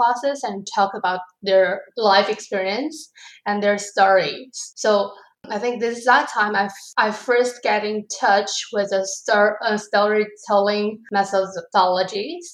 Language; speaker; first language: English; non-native, learner; Chinese